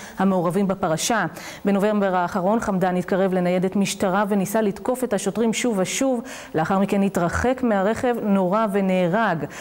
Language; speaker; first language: Hebrew; native; Hebrew